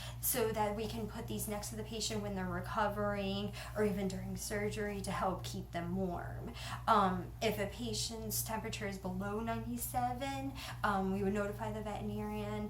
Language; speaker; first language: English; native; English